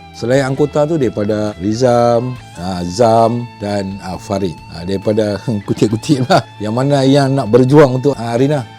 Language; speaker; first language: Malay; native; Malay